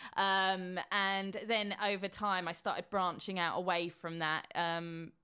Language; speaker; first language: English; native; English